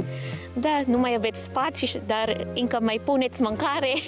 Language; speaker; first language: Romanian; non-native, fluent; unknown